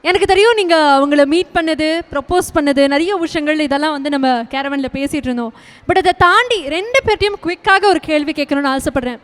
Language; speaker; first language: Tamil; native; Tamil